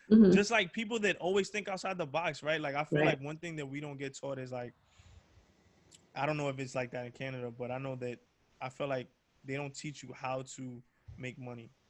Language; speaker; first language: English; native; English